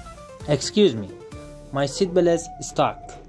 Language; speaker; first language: English; non-native, fluent; Persian